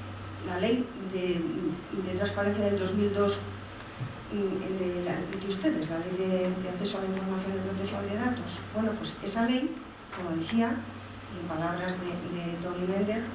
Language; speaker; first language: Spanish; native; Spanish